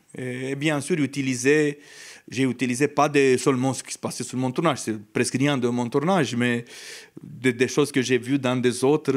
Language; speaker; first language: French; non-native, fluent; Romanian